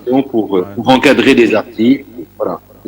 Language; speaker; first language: French; native; French